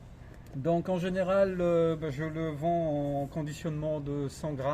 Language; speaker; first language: French; native; French